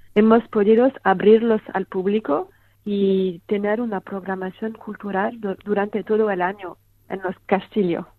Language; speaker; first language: Spanish; non-native, fluent; French